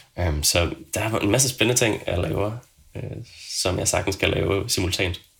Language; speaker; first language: Danish; native; Danish